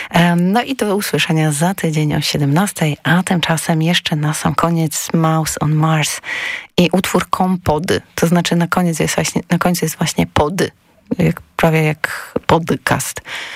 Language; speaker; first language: Polish; native; Polish